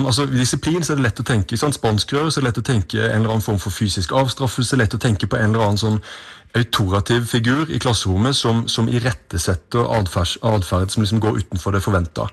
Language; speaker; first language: Norwegian; native; Norwegian